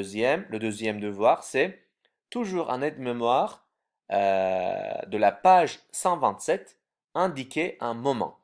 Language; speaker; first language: French; non-native, fluent; Turkish